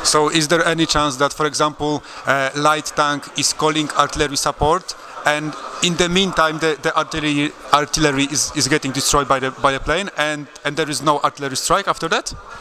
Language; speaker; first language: English; non-native, fluent; Polish